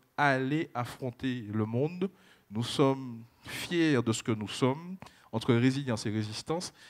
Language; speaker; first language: French; native; French